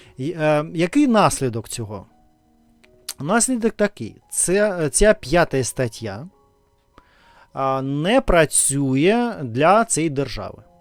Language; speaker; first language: Ukrainian; non-native, learner; Russian